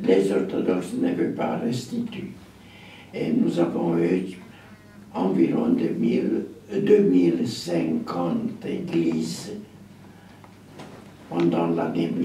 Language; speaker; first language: French; non-native, learner; Romanian